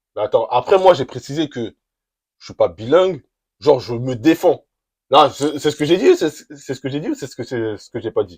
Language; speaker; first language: French; native; French